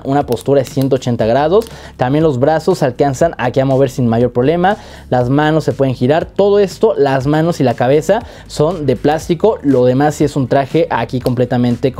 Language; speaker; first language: Spanish; native; Spanish